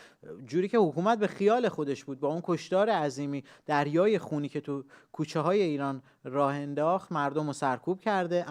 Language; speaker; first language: Persian; native; Persian